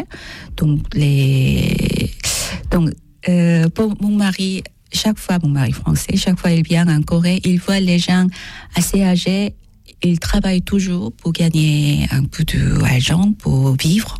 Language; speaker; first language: French; non-native, learner; Korean